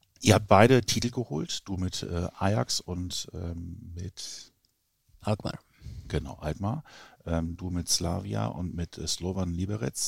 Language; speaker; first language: German; native; German